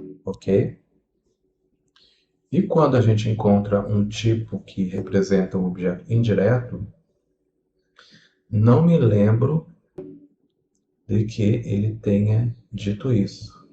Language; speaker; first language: Portuguese; native; Portuguese